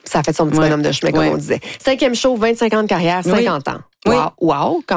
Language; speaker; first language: French; native; French